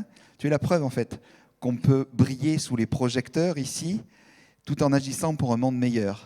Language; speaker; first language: French; native; French